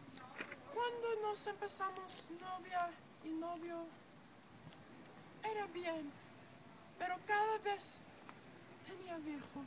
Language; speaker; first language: Spanish; non-native, learner; English